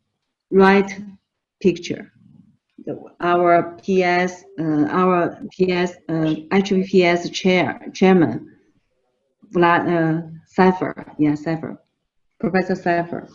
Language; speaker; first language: English; non-native, fluent; Chinese